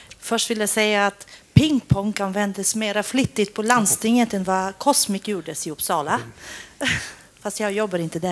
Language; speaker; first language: Swedish; non-native, fluent; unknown